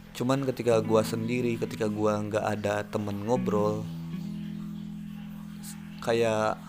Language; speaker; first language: Indonesian; native; Indonesian